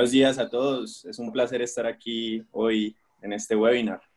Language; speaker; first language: Spanish; native; Spanish